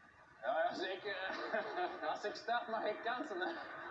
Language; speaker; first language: Dutch; non-native, local second language; French